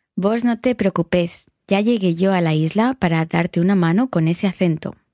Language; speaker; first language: English; non-native, fluent; Spanish